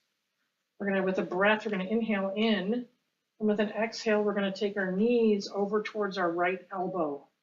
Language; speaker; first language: English; native; English